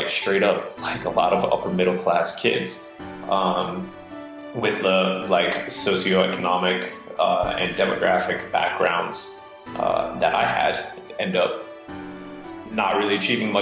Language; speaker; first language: English; native; English